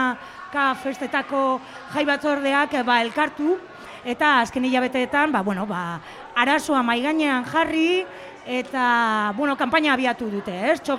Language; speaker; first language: Basque; native; Basque